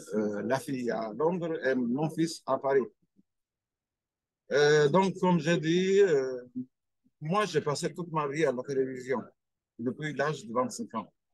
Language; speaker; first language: French; non-native, fluent; Albanian